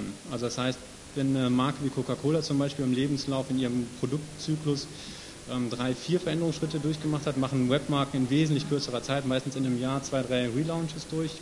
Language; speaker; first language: German; native; German